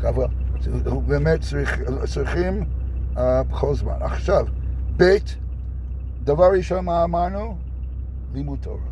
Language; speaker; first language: Hebrew; non-native, fluent; English